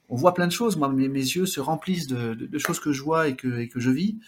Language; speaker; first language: French; native; French